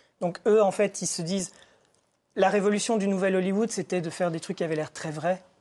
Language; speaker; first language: French; native; French